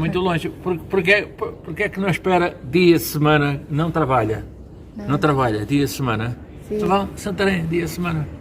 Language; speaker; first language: Portuguese; non-native, learner; Thai